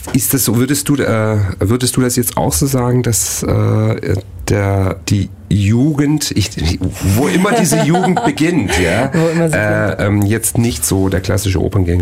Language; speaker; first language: German; native; German